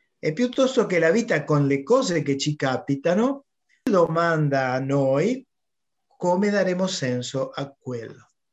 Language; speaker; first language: Italian; non-native, fluent; Spanish